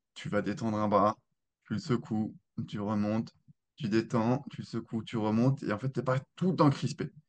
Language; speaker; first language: French; native; French